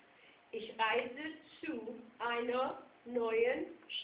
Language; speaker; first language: German; non-native, fluent; English